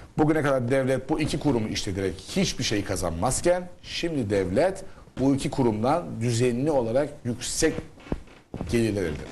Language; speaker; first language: Turkish; native; Turkish